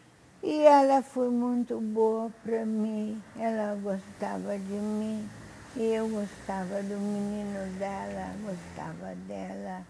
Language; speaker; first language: Portuguese; non-native, fluent; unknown